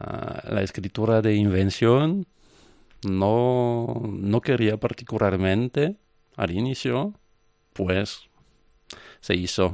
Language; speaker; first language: Spanish; non-native, fluent; French